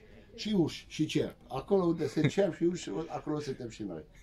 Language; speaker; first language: Romanian; non-native, local second language; Hungarian